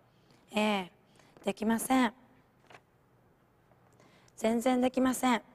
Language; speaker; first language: Japanese; non-native, learner; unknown